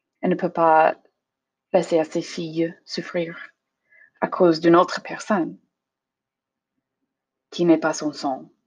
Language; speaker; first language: French; non-native, learner; English